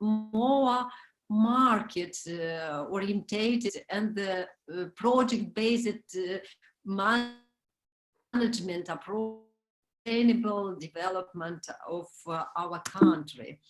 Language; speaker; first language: English; non-native, learner; Romanian